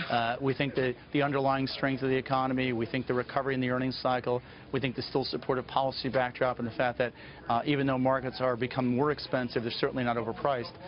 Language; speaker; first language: English; native; English